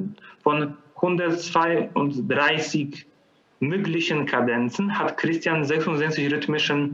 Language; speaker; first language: German; non-native, fluent; Polish